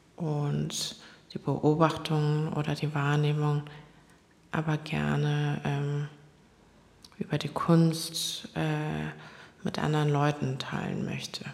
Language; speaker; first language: German; non-native, fluent; Korean